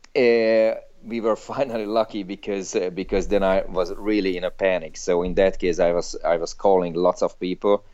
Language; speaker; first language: English; non-native, fluent; Hungarian